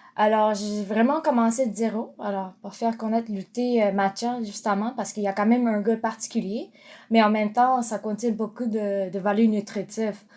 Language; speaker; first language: French; non-native, fluent; Japanese